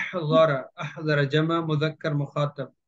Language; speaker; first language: Arabic; non-native, fluent; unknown